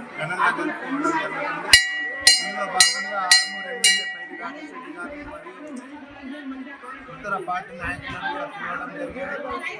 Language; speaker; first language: Telugu; non-native, local second language; Lambadi